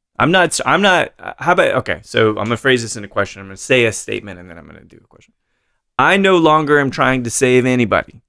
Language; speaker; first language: English; native; English